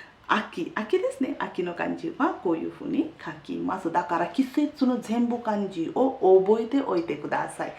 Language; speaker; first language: Japanese; non-native, fluent; Hindi